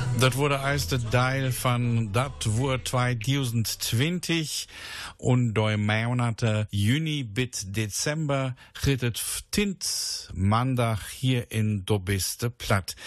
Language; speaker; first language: German; native; German